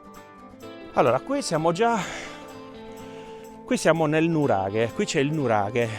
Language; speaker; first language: Italian; native; Italian